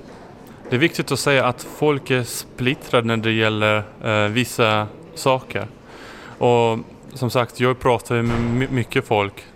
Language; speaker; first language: Swedish; non-native, fluent; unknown